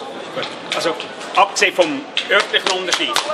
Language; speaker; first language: German; native; German